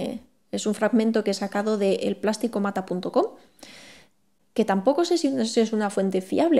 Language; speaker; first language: Spanish; native; Spanish